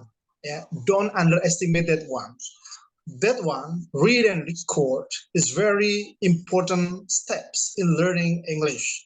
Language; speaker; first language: English; non-native, fluent; Indonesian